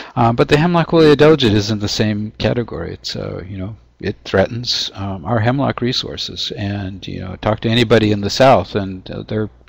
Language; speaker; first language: English; native; English